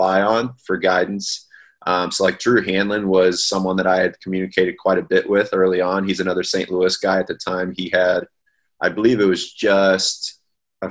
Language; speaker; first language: English; native; English